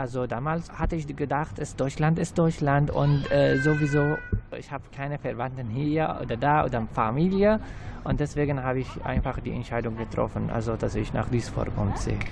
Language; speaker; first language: German; non-native, fluent; Arabic